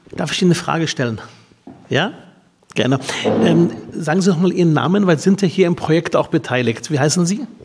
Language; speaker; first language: German; early bilingual, other home language; Arabic